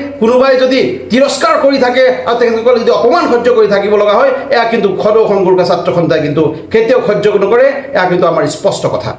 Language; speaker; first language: Assamese; non-native, local second language; Nepali